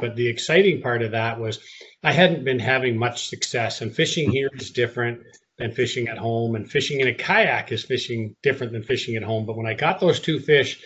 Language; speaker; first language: English; native; English